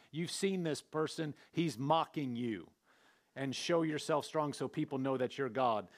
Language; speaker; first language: English; native; English